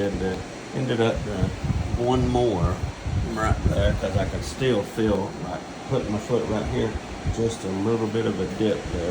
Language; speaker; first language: English; native; English